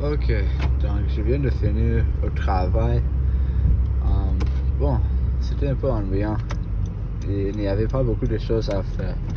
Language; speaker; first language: French; non-native, fluent; English